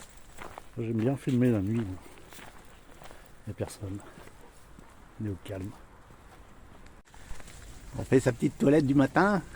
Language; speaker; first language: French; native; French